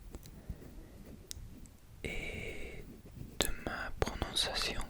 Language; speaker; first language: French; non-native, fluent; English